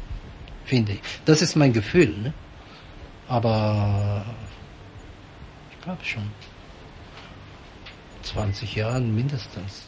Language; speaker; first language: German; non-native, fluent; Japanese